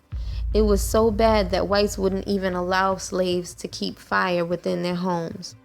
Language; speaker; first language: English; native; English